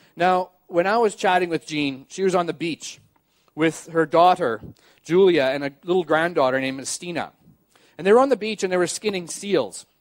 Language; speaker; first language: English; native; English